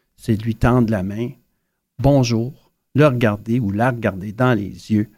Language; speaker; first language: French; native; French